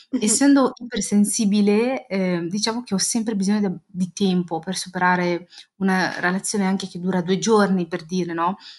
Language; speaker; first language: Italian; early bilingual, other home language; Arabic